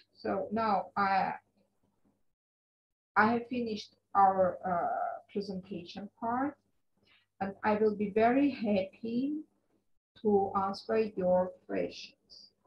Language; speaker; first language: English; non-native, fluent; Russian